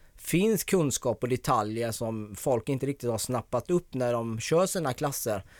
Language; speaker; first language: Swedish; native; Swedish